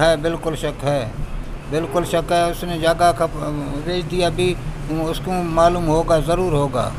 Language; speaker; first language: Hindi; non-native, local second language; Baluchi